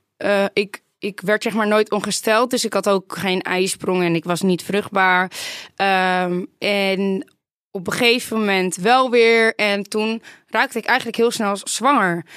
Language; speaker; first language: Dutch; native; Dutch